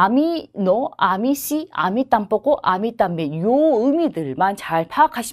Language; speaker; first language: Spanish; non-native, fluent; Korean